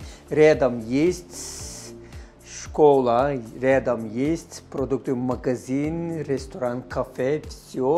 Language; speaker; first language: Russian; non-native, fluent; Turkish